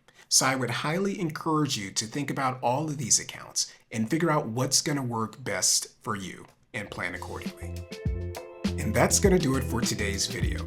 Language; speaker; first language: English; native; English